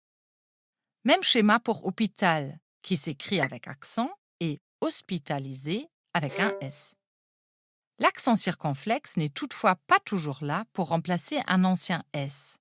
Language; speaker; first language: French; non-native, fluent; German